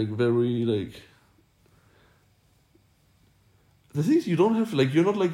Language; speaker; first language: English; non-native, fluent; German